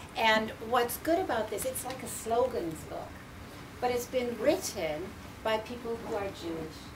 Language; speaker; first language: English; native; English